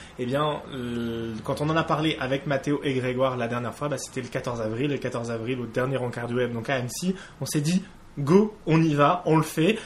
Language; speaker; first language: French; native; French